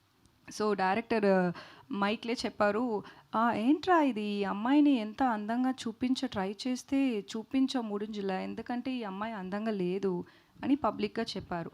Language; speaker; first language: Telugu; non-native, learner; Tamil